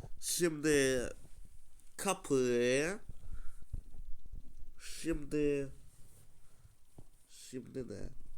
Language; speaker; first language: Turkish; non-native, learner; Russian